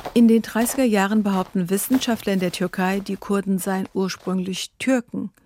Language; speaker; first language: German; early bilingual, other home language; Kurdish